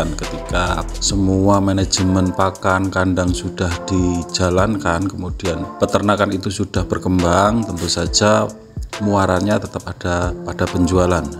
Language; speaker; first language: Indonesian; native; Indonesian